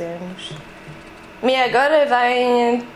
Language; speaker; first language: Portuguese; early bilingual, heritage; French